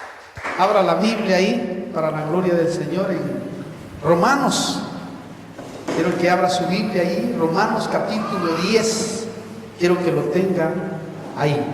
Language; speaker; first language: Spanish; native; Spanish